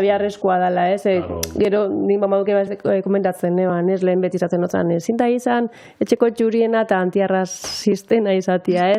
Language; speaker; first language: Basque; native; Basque